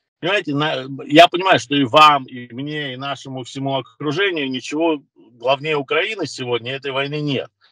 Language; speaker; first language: Russian; early bilingual, other home language; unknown